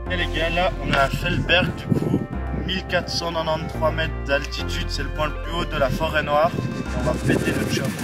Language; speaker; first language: French; native; French